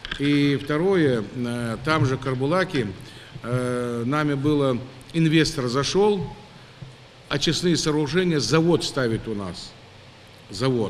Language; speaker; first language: Russian; non-native, local second language; Ingush